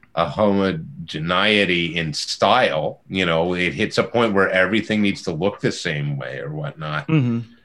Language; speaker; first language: English; native; English